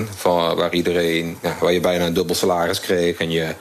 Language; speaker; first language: Dutch; native; Dutch